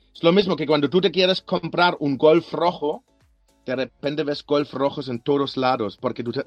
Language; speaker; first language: Spanish; non-native, fluent; German